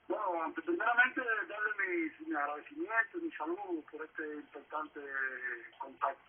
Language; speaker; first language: Spanish; native; Spanish